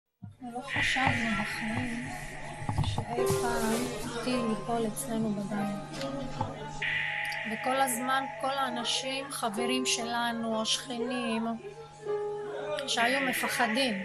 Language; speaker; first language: Hebrew; non-native, local second language; Arabic